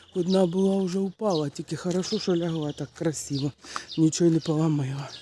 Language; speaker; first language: Ukrainian; native; Ukrainian